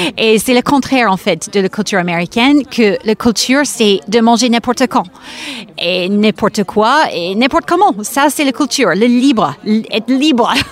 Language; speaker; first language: French; non-native, fluent; English